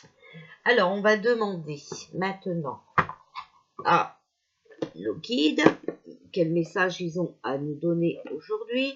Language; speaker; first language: French; native; French